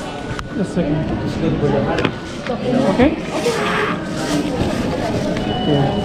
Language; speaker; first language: English; non-native, learner; Sinhala